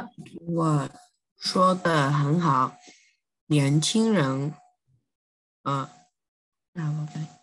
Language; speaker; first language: Chinese; non-native, learner; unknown